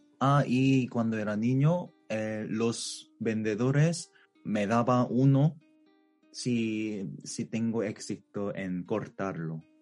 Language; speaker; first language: Spanish; non-native, fluent; Korean